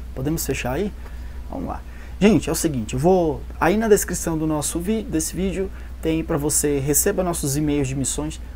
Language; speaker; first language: Portuguese; native; Portuguese